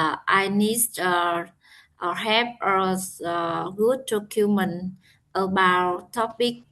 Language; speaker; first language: English; non-native, learner; Vietnamese